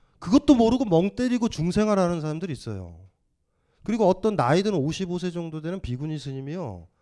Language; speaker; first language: Korean; native; Korean